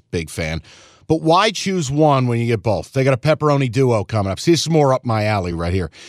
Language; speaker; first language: English; native; English